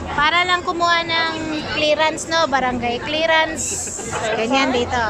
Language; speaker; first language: Filipino; non-native, local second language; Cebuano